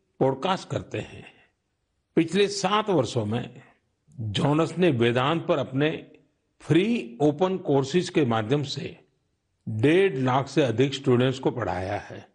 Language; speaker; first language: Hindi; non-native, local second language; Gujarati